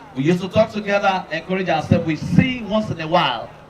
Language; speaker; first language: English; non-native, local second language; Yoruba